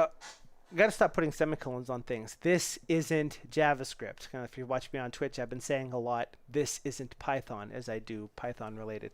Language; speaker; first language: English; native; English